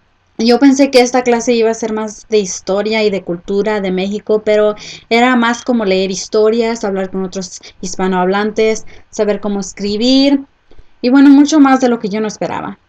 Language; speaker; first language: Spanish; early bilingual, heritage; Spanish